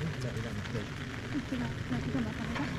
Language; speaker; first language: Japanese; non-native, learner; Vietnamese